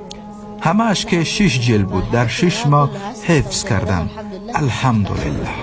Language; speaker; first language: Persian; early bilingual, heritage; Persian